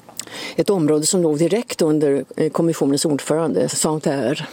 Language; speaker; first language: Swedish; native; Swedish